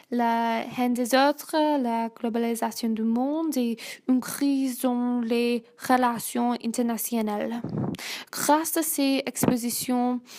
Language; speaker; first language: French; non-native, learner; English